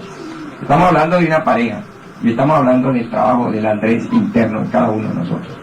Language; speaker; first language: Spanish; native; Spanish